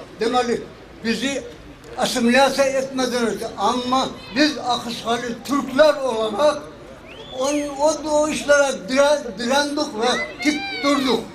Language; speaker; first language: Turkish; early bilingual, heritage; Turkish